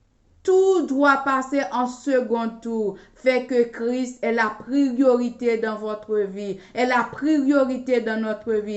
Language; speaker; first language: French; non-native, local second language; Haitian Creole